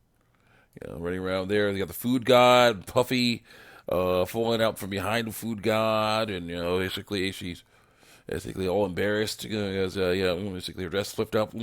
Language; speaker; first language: English; native; English